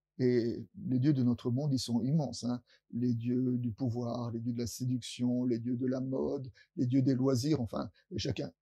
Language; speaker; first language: French; native; French